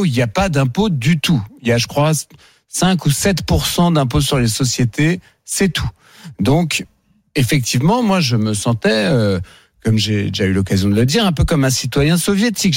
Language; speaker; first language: French; native; French